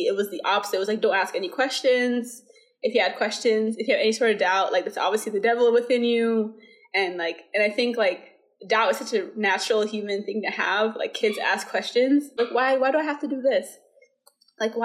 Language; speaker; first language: English; early bilingual, other home language; Somali